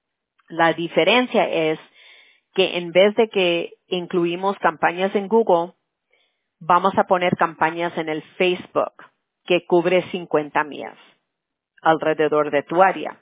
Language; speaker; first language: Spanish; early bilingual, heritage; English